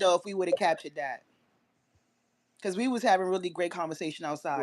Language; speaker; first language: English; native; English